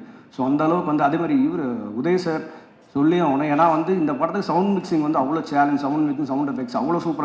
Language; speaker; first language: Tamil; native; Tamil